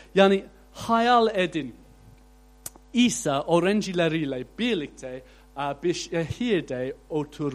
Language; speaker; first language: Turkish; non-native, fluent; English